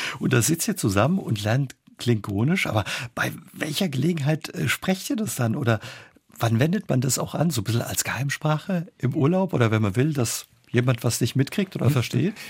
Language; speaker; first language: German; native; German